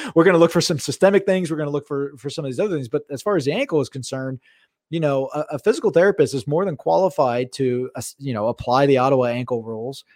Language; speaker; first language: English; native; English